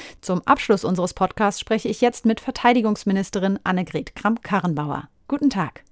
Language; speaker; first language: German; native; German